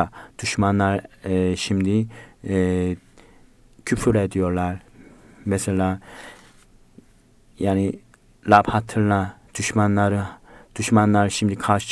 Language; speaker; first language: Turkish; non-native, fluent; Korean